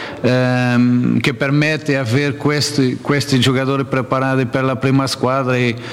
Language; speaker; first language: Italian; non-native, learner; Portuguese